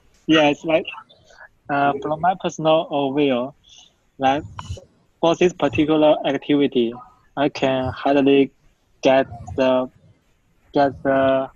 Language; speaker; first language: English; non-native, fluent; Chinese